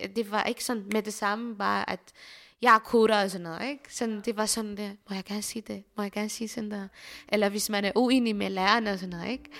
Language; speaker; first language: Danish; non-native, fluent; Arabic